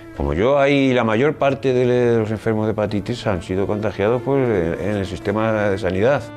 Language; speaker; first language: Spanish; native; Spanish